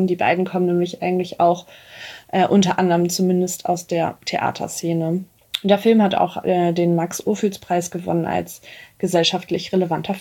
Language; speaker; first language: German; native; German